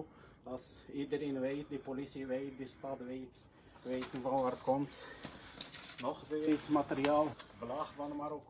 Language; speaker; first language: Dutch; non-native, learner; Arabic